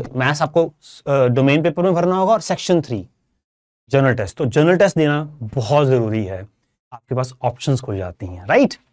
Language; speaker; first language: Hindi; non-native, local second language; Punjabi